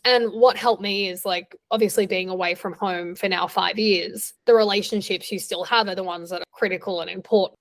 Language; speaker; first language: English; native; English